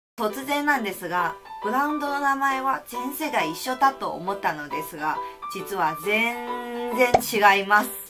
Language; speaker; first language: Japanese; non-native, fluent; Chinese